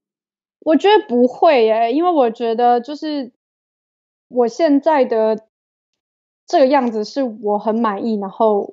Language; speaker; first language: Chinese; native; Chinese